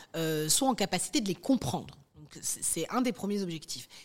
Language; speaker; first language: French; native; French